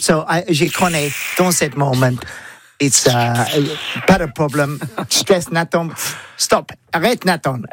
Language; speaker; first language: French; non-native, learner; English